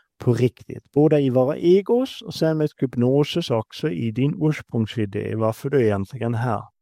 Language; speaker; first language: Swedish; non-native, fluent; German